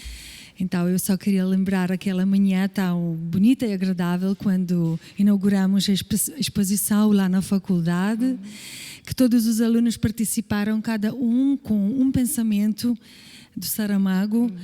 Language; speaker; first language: Portuguese; non-native, fluent; Slovenian